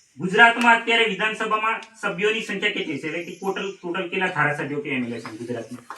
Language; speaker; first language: Gujarati; native; Gujarati